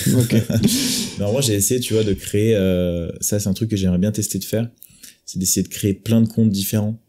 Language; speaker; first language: French; native; French